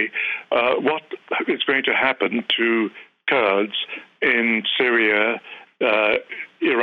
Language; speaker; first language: English; native; English